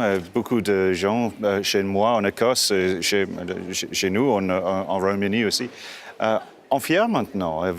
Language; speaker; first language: French; non-native, fluent; English